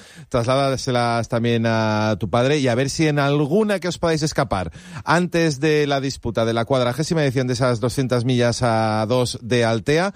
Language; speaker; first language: Spanish; native; Spanish